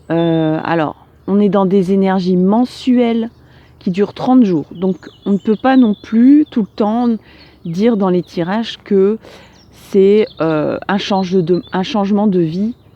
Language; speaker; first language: French; native; French